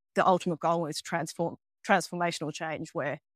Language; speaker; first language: English; native; English